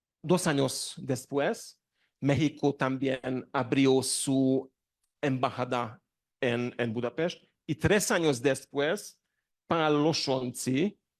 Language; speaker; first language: Spanish; non-native, learner; Hungarian